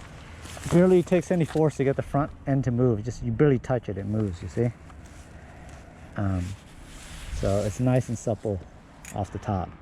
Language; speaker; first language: English; native; English